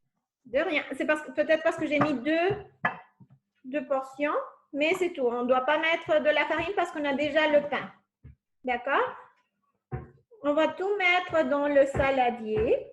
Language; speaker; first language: French; non-native, fluent; Spanish